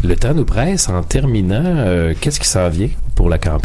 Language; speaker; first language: French; native; French